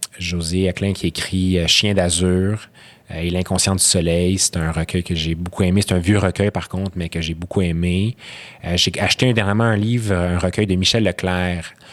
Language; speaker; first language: French; early bilingual, other home language; Arabic